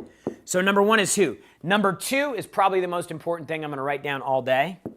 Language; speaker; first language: English; native; English